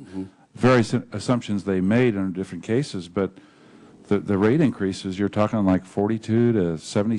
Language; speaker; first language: English; native; English